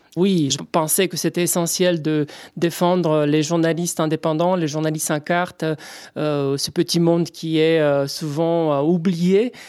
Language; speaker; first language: French; non-native, fluent; Romanian